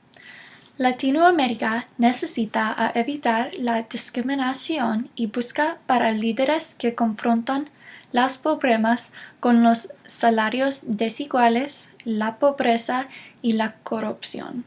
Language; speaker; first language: Spanish; non-native, learner; English